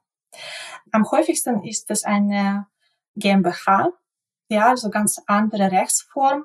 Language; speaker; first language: German; non-native, local second language; Ukrainian